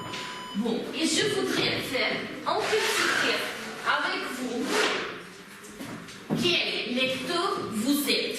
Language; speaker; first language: French; non-native, fluent; Russian